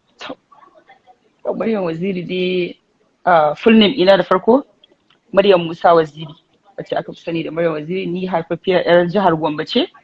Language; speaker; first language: Hausa; non-native, local second language; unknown